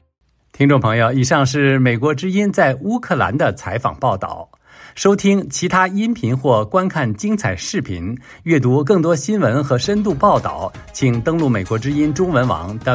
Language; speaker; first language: Chinese; native; Chinese